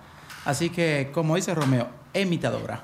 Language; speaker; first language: Spanish; native; Spanish